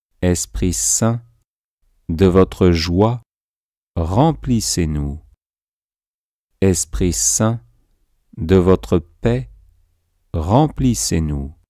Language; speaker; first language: French; native; French